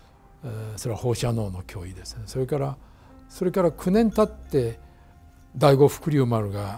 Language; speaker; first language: Japanese; native; Japanese